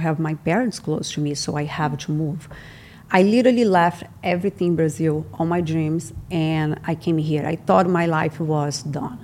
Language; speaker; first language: English; non-native, learner; Portuguese